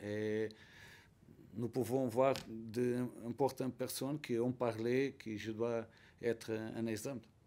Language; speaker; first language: French; non-native, learner; Portuguese